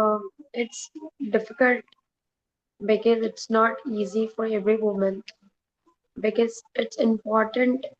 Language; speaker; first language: English; non-native, learner; Urdu